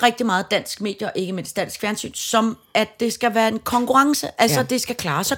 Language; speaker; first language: Danish; native; Danish